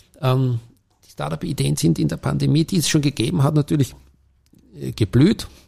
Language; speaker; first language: German; native; German